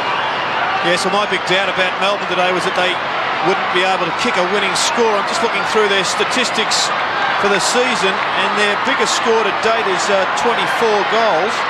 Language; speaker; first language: English; native; English